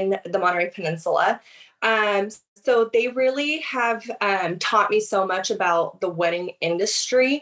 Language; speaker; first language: English; early bilingual, other home language; Italian